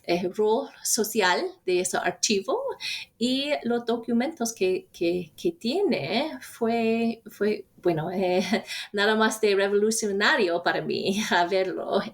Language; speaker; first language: Spanish; non-native, fluent; English